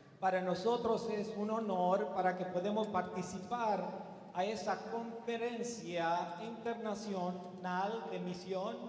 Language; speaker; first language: Spanish; non-native, learner; Romanian